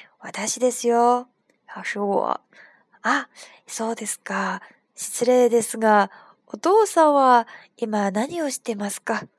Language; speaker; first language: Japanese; non-native, fluent; Chinese